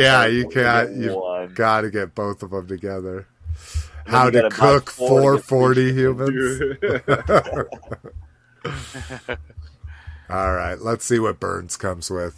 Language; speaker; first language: English; native; English